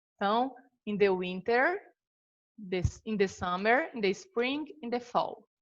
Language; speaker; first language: English; non-native, fluent; Portuguese